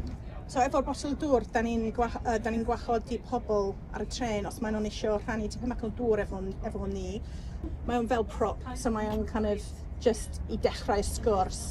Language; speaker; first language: Welsh; non-native, learner; English